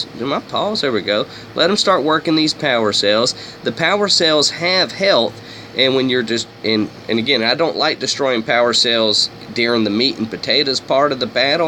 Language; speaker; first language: English; native; English